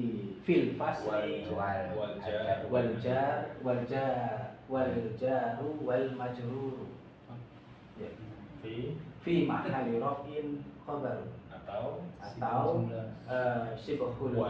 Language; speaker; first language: Arabic; non-native, learner; Indonesian